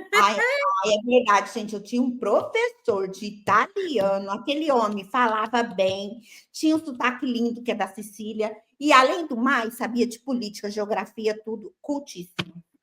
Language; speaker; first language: Portuguese; native; Portuguese